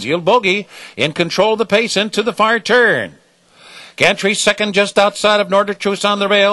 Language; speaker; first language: English; native; English